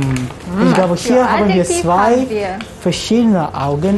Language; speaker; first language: German; non-native, learner; Malay